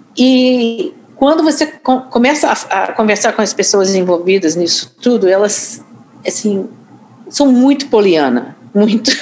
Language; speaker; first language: Portuguese; non-native, fluent; English